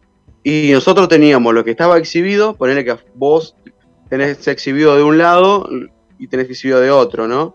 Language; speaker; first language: Spanish; native; Spanish